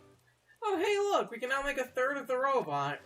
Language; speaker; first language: English; native; English